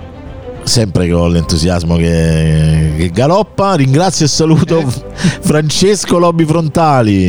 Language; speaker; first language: Italian; native; Italian